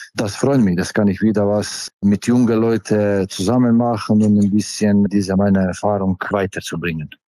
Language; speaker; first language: German; non-native, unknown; Slovenian